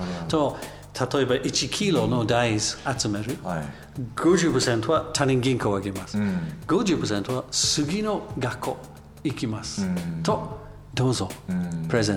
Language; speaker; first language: Japanese; non-native, learner; English